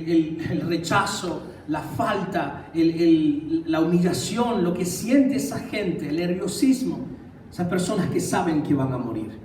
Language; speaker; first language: Spanish; native; Spanish